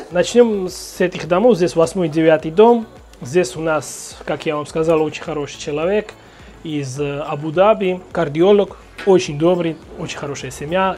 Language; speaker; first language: Russian; non-native, fluent; Georgian